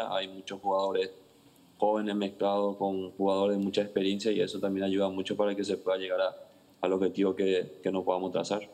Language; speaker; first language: Spanish; native; Spanish